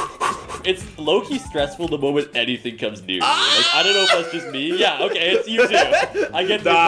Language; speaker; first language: English; native; English